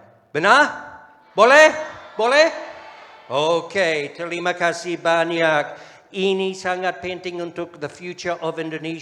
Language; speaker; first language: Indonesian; non-native, fluent; English